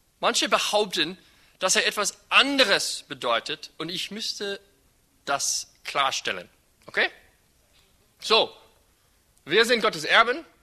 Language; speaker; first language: German; non-native, fluent; English